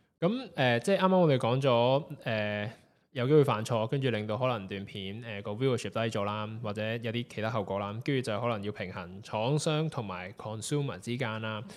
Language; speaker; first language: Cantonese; native; Cantonese